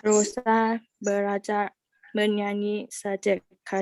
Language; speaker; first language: Indonesian; non-native, learner; Thai